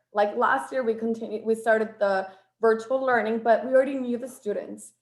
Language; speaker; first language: English; non-native, fluent; Spanish